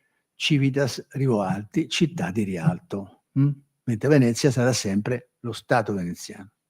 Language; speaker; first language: Italian; native; Italian